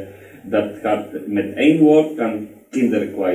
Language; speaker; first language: Dutch; non-native, learner; Polish